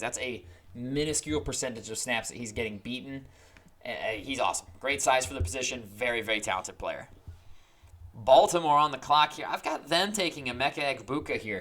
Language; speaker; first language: English; native; English